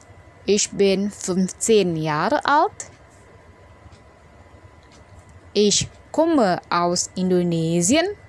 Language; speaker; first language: German; non-native, learner; Indonesian